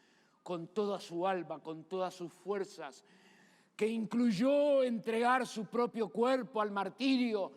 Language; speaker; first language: Spanish; native; Spanish